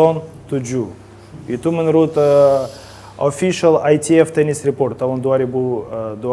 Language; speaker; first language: Indonesian; non-native, learner; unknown